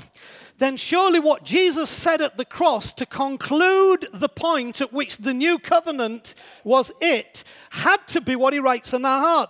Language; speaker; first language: English; native; English